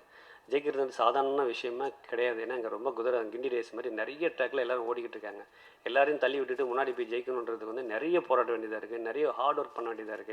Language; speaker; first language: Tamil; native; Tamil